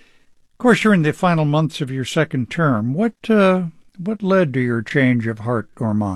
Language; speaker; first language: English; native; English